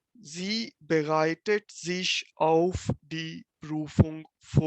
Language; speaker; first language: German; non-native, fluent; Urdu